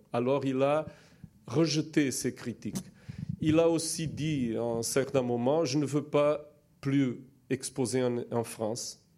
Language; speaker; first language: French; non-native, fluent; Portuguese